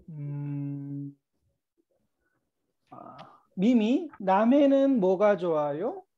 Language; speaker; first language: Korean; native; Korean